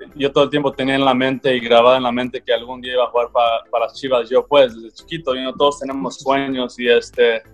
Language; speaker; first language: Spanish; early bilingual, heritage; Spanish